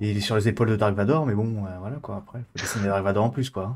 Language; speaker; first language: French; native; French